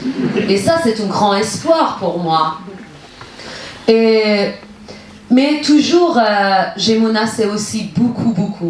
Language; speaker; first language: French; non-native, learner; Persian